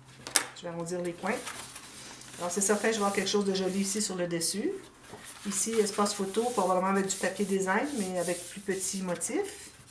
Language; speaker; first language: French; native; French